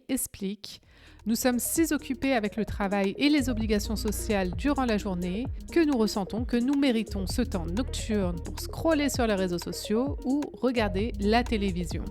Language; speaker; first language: French; native; French